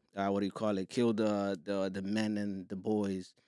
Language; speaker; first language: English; non-native, fluent; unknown